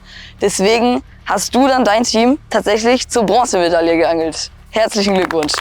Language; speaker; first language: German; native; German